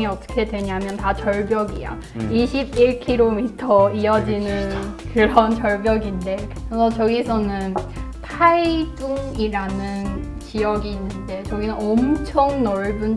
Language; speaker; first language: Korean; non-native, fluent; Chinese